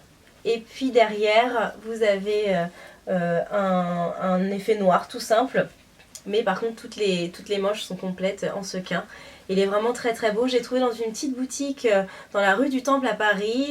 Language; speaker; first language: French; native; French